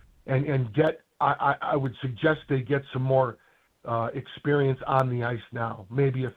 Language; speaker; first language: English; native; English